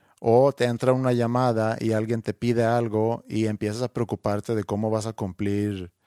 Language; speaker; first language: Spanish; non-native, fluent; Swedish